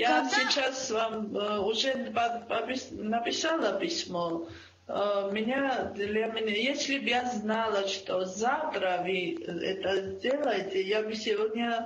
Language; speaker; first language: Russian; non-native, fluent; Georgian